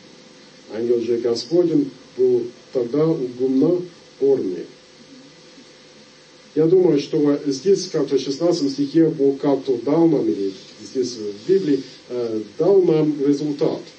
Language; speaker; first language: Russian; non-native, fluent; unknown